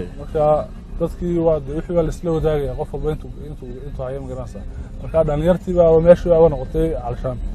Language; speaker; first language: Somali; early bilingual, other home language; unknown